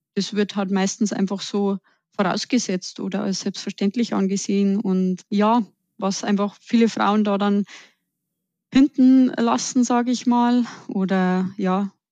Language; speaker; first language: German; native; German